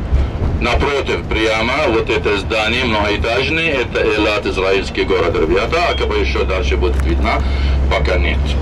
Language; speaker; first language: Russian; non-native, fluent; Arabic